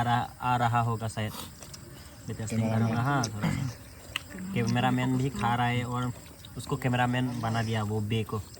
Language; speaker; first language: Hindi; non-native, local second language; Karbi